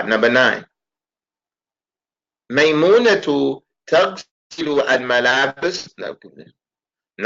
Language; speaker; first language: Arabic; non-native, fluent; English